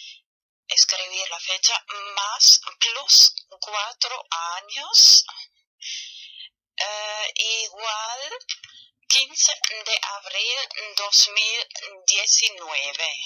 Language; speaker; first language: Spanish; non-native, learner; German